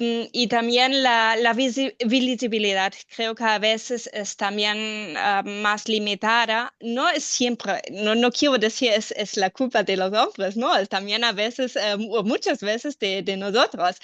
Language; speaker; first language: Spanish; non-native, fluent; German